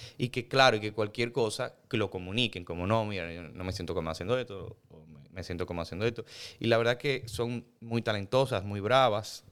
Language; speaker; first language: Spanish; native; Spanish